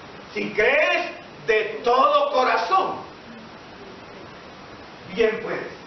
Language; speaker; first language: Spanish; native; Spanish